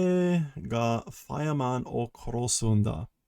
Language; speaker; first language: Japanese; non-native, learner; English